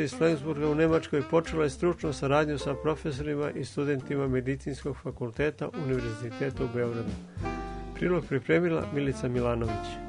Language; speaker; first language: Serbian; native; Serbian